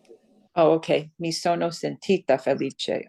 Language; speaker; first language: Italian; non-native, learner; English